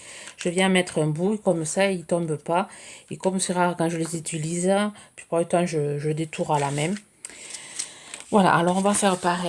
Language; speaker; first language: French; native; French